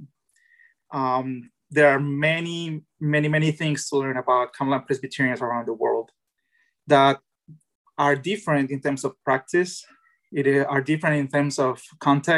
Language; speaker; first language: English; non-native, fluent; Spanish